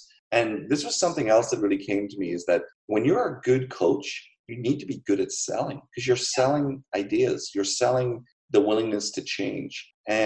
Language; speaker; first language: English; native; English